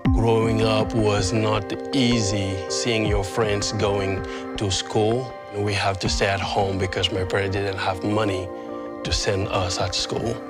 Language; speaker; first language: English; early bilingual, other home language; Wolof